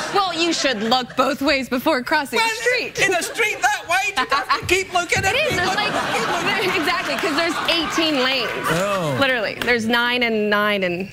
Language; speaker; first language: English; non-native, fluent; Spanish